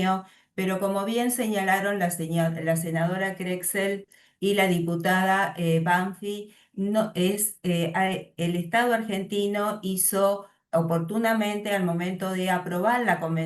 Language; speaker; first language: Spanish; native; Spanish